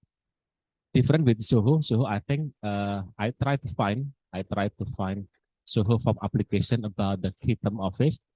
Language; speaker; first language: English; non-native, learner; Indonesian